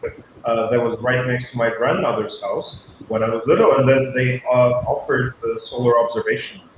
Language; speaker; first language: English; non-native, fluent; Bulgarian